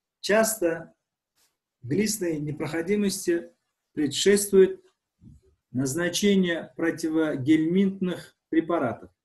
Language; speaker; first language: Russian; non-native, local second language; Uzbek